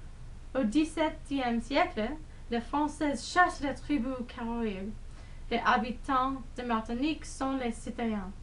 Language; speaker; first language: French; non-native, learner; English